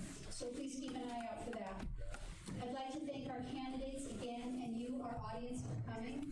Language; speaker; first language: English; native; English